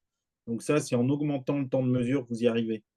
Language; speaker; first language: French; native; French